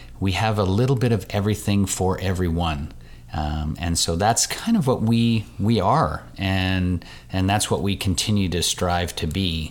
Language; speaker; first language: English; native; English